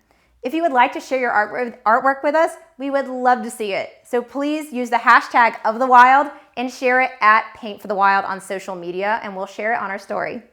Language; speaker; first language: English; native; English